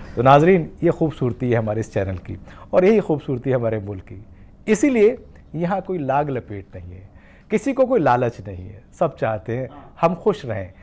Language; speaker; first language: Hindi; native; Hindi